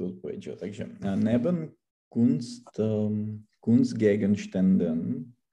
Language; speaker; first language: German; non-native, learner; Czech